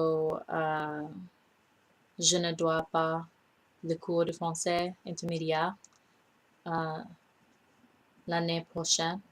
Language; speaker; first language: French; non-native, learner; English